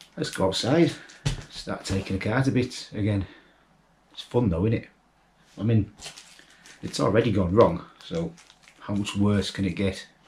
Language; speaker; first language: English; native; English